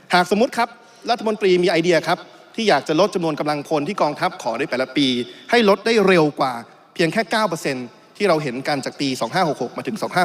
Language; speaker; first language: Thai; native; Thai